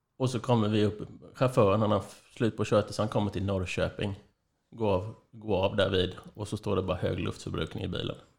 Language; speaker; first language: Swedish; native; Swedish